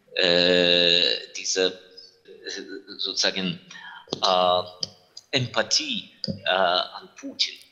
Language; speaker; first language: German; non-native, fluent; Ukrainian